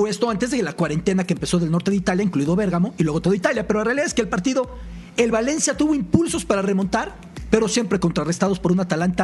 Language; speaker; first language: Spanish; native; Spanish